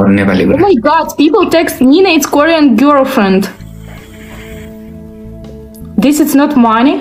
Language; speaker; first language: English; non-native, learner; Russian